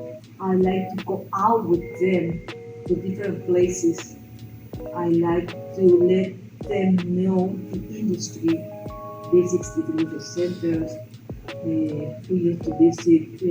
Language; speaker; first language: English; non-native, learner; Spanish